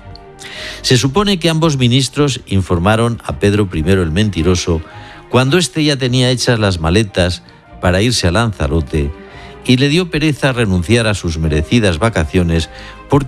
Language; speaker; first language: Spanish; native; Spanish